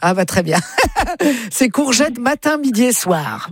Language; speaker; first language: French; native; French